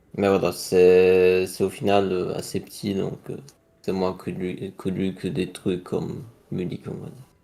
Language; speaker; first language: French; non-native, fluent; German